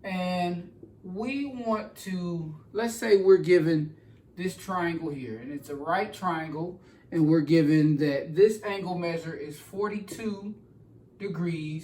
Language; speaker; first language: English; native; English